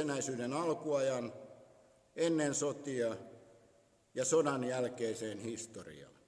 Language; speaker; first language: Finnish; native; Finnish